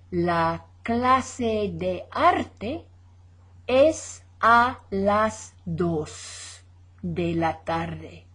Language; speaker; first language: Spanish; non-native, fluent; English